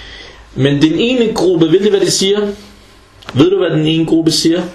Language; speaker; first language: Danish; early bilingual, other home language; Arabic